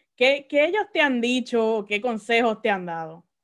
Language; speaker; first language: Spanish; native; Spanish